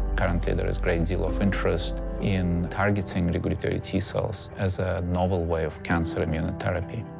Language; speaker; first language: English; non-native, fluent; Russian